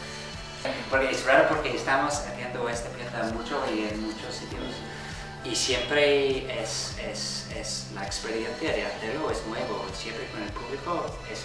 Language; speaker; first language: Spanish; non-native, fluent; English